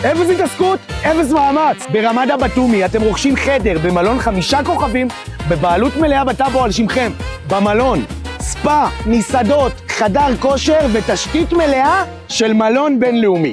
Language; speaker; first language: Hebrew; native; Hebrew